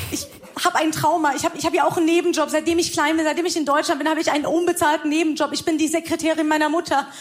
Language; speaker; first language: German; early bilingual, other home language; Persian